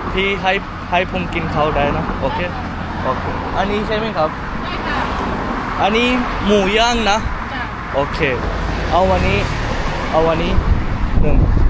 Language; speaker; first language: Thai; non-native, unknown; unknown